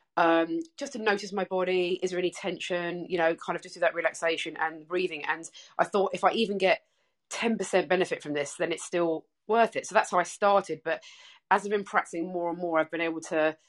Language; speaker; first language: English; native; English